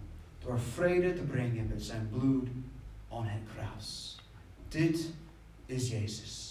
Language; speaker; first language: Dutch; non-native, fluent; English